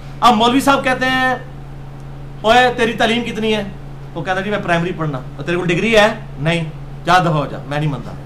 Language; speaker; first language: Urdu; non-native, local second language; Punjabi